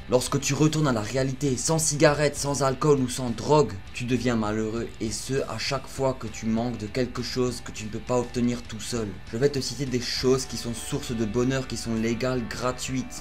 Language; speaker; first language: French; native; French